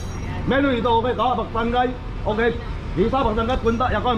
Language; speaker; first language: Filipino; non-native, learner; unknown